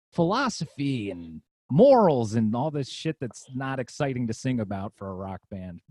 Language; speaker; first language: English; native; English